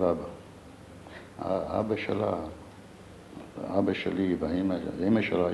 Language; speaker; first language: Hebrew; non-native, fluent; Yiddish